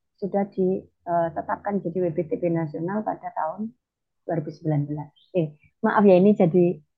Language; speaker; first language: Indonesian; non-native, local second language; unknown